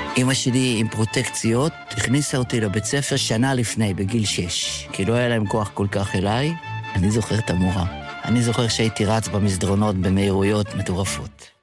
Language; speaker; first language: Hebrew; early bilingual, other home language; Yiddish